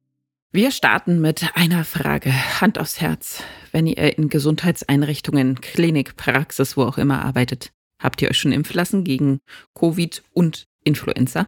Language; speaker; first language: German; native; German